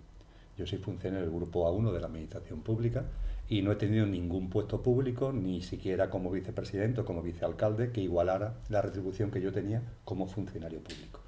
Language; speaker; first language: Spanish; native; Spanish